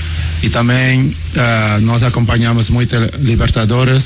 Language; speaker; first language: Spanish; non-native, learner; Portuguese